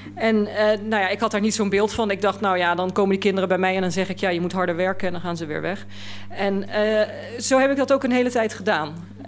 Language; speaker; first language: Dutch; native; Dutch